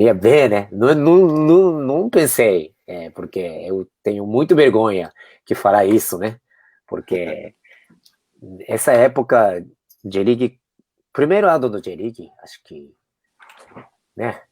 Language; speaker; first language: Portuguese; non-native, fluent; Japanese